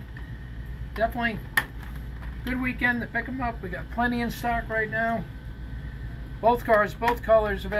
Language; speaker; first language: English; native; English